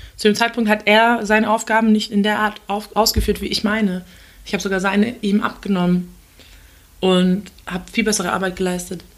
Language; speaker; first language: German; early bilingual, other home language; Turkish